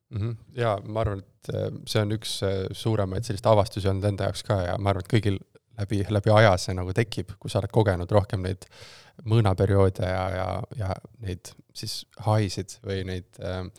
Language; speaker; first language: Estonian; native; Estonian